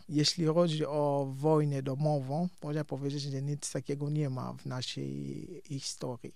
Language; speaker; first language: Polish; non-native, fluent; Kongo